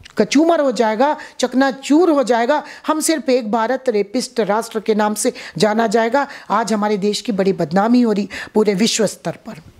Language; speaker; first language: Hindi; native; Hindi